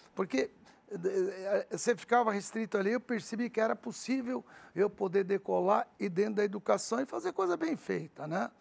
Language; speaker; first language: Portuguese; early bilingual, other home language; Arabic